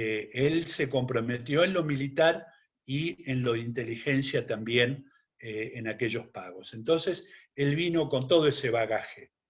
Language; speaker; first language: Spanish; native; Spanish